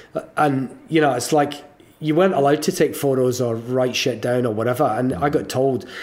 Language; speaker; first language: English; native; English